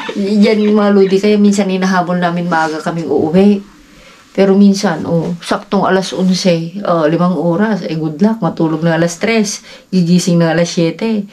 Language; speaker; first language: Filipino; non-native, local second language; Iloko